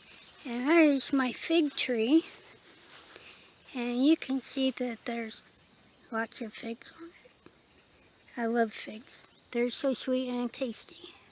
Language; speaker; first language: English; native; English